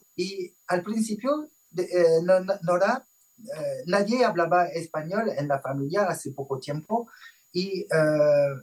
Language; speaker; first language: Spanish; non-native, fluent; French